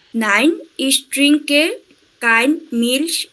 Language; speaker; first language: German; non-native, learner; Bangla